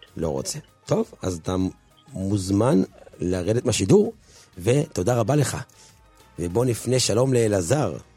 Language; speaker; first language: Hebrew; native; Hebrew